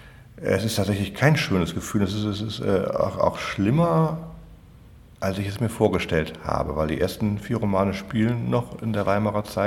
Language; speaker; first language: German; native; German